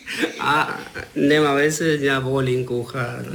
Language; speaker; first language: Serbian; non-native, learner; Spanish